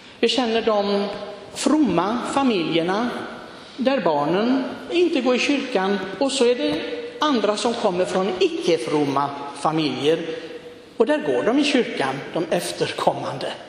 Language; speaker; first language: Swedish; non-native, fluent; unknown